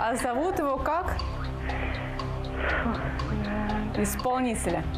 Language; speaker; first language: Russian; native; Russian